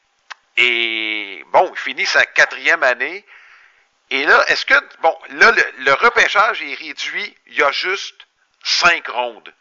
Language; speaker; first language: French; native; French